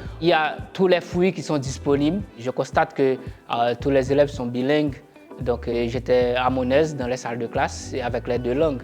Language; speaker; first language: French; non-native, local second language; Haitian Creole